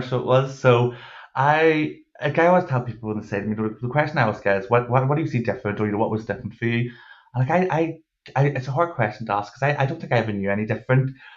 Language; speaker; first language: English; native; English